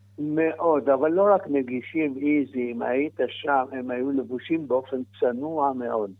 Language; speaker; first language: Hebrew; non-native, fluent; Arabic